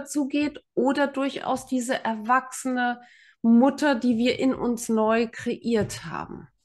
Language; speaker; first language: German; native; German